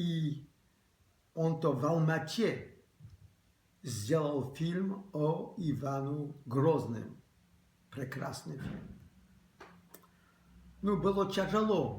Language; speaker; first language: Russian; early bilingual, other home language; Polish